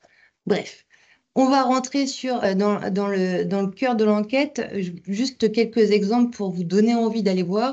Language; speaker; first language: French; native; French